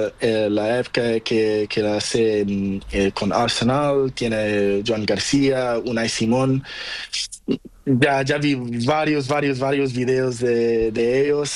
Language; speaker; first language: Spanish; non-native, learner; Portuguese